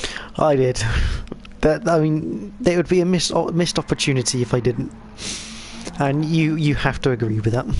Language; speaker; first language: English; native; English